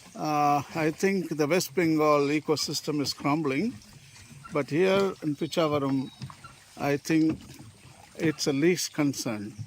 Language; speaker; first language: English; non-native, local second language; Tamil